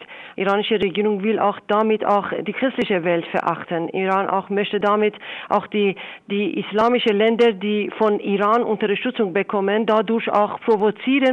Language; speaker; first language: German; non-native, fluent; Persian